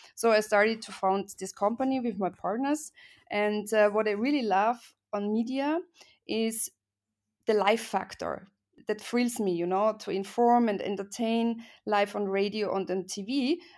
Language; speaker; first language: English; non-native, fluent; German